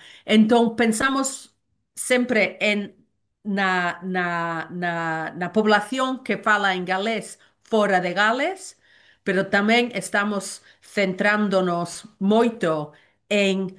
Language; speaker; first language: Galician; non-native, learner; Welsh